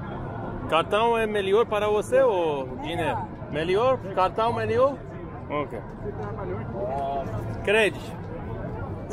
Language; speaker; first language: Portuguese; non-native, learner; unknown